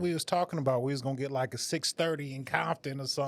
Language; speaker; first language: English; native; English